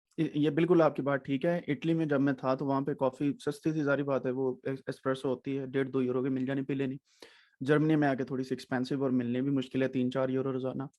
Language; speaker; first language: Urdu; native; Urdu